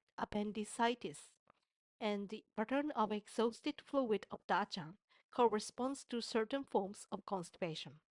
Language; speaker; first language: English; non-native, fluent; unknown